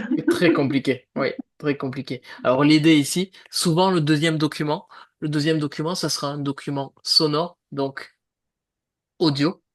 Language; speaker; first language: French; native; French